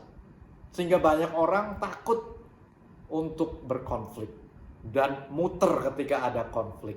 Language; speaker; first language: Indonesian; native; Indonesian